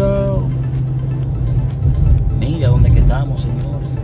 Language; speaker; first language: Spanish; native; Spanish